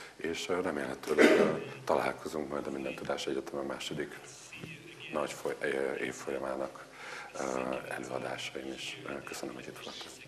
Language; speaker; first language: Hungarian; native; Hungarian